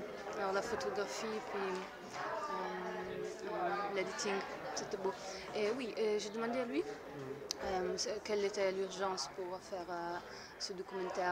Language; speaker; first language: French; non-native, learner; Italian